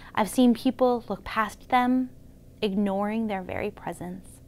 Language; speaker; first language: English; native; English